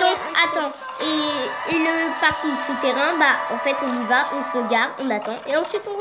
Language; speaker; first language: French; native; French